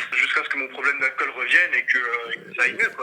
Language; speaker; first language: French; native; French